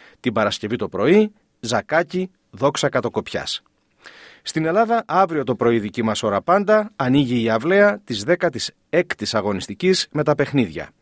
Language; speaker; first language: Greek; native; Greek